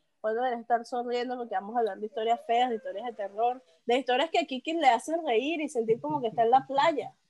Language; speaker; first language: Spanish; native; Spanish